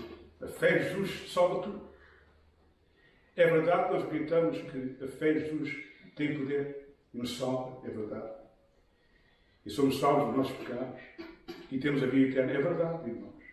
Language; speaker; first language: Portuguese; native; Portuguese